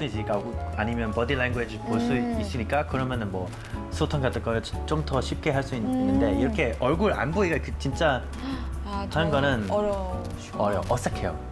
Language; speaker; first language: Korean; non-native, fluent; English